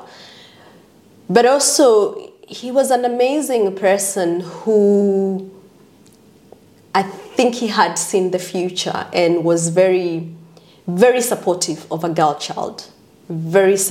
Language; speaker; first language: English; non-native, local second language; Kikuyu